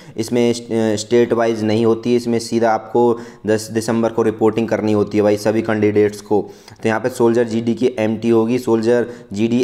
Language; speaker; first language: Hindi; native; Hindi